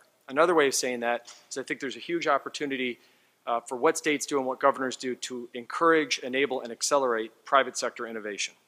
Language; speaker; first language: English; native; English